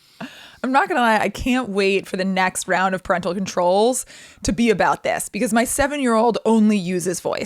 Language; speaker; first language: English; native; English